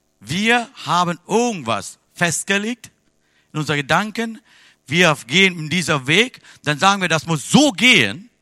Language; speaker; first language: German; non-native, fluent; Tamil